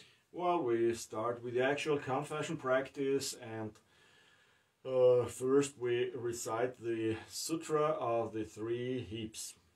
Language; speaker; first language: English; non-native, fluent; German